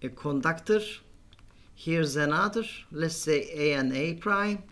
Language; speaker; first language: English; non-native, fluent; Turkish